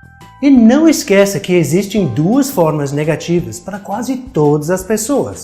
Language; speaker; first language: Portuguese; non-native, fluent; English